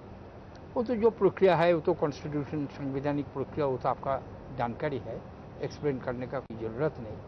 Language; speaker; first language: Hindi; non-native, local second language; Bangla